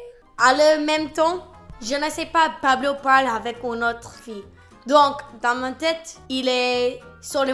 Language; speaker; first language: French; non-native, learner; English